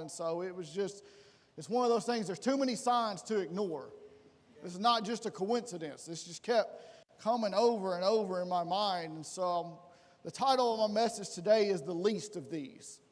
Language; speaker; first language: English; native; English